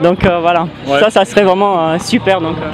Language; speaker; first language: French; native; French